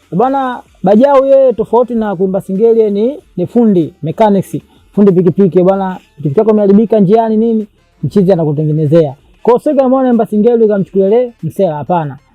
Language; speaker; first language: Swahili; native; Swahili